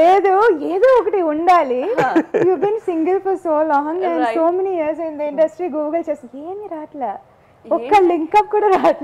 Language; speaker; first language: Telugu; non-native, local second language; Tamil